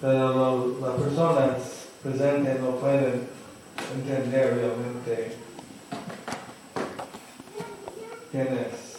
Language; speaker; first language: Spanish; non-native, fluent; English